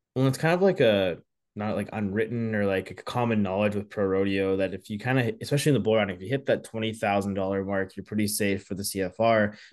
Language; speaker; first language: English; native; English